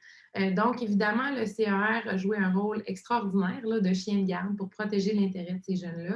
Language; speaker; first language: French; native; French